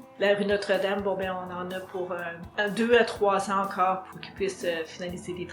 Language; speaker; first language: French; native; French